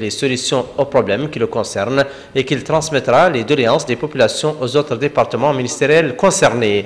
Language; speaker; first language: French; non-native, local second language; Arabic